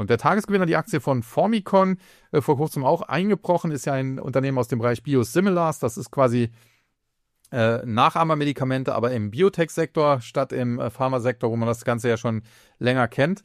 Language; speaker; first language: German; native; German